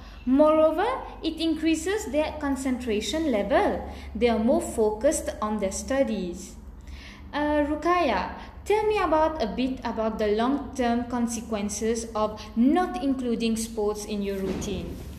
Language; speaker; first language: English; non-native, local second language; Morisyen